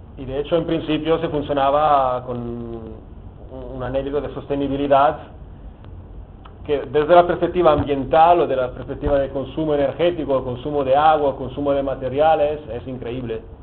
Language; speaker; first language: Spanish; non-native, fluent; Italian